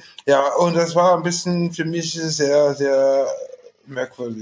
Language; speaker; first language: German; non-native, fluent; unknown